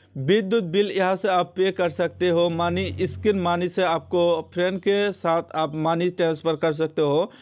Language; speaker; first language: Hindi; non-native, local second language; Assamese